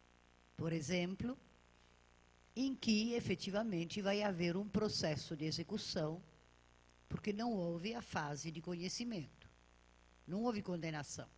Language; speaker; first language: Portuguese; native; Portuguese